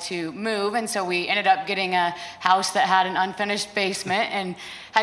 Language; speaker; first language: English; native; English